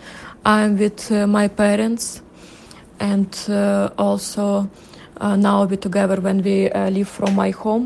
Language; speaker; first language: English; non-native, learner; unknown